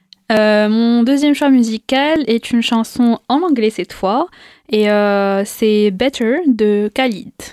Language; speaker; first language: French; non-native, local second language; Arabic